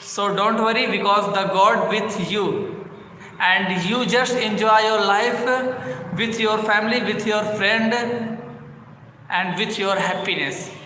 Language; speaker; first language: English; non-native, learner; Hindi